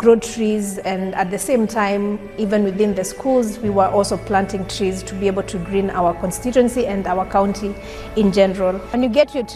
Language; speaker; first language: English; non-native, local second language; Kikuyu